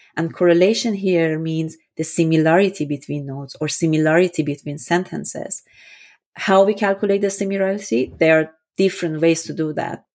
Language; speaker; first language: English; non-native, fluent; Persian